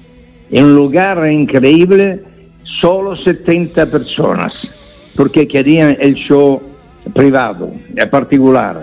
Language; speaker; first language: Spanish; non-native, fluent; Italian